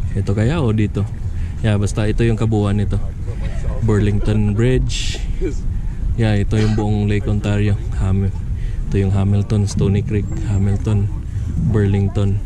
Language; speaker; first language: Filipino; non-native, local second language; Cebuano